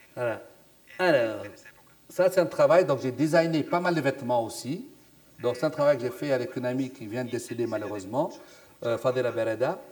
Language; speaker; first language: French; non-native, local second language; Arabic